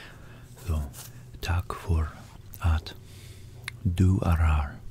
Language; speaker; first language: Swedish; non-native, learner; English